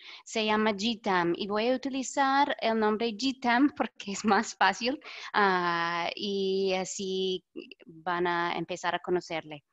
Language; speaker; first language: Spanish; non-native, fluent; English